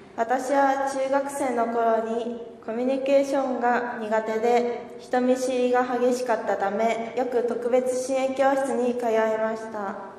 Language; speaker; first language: Japanese; early bilingual, other home language; Chinese